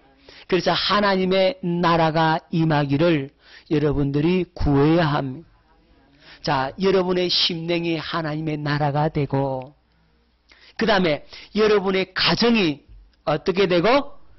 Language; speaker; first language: Korean; native; Korean